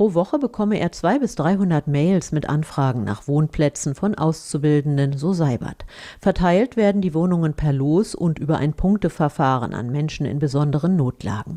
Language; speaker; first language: German; native; German